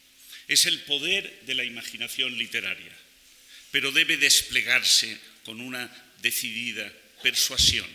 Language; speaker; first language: Spanish; native; Spanish